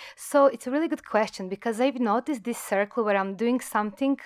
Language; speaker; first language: English; non-native, fluent; Croatian